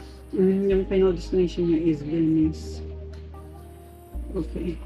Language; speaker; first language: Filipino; native; Filipino